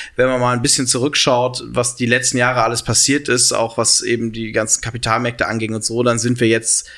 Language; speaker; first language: German; native; German